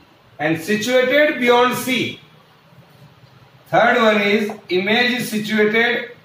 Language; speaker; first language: English; non-native, local second language; Hindi